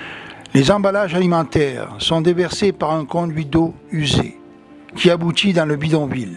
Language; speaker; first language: French; native; French